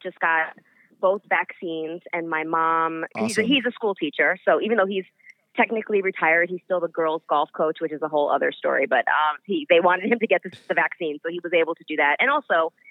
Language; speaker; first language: English; native; English